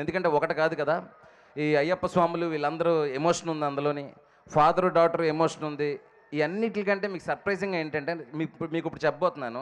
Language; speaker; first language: Telugu; native; Telugu